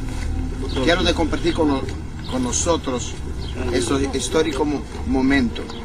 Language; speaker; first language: Spanish; non-native, learner; Italian